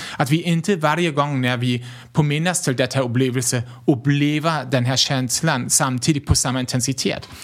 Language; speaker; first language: Swedish; non-native, fluent; German